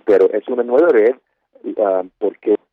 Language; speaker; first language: Spanish; early bilingual, heritage; Spanish